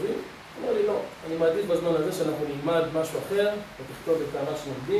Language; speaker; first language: Hebrew; native; Hebrew